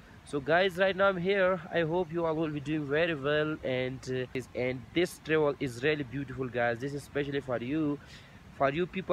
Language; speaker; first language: English; non-native, local second language; Urdu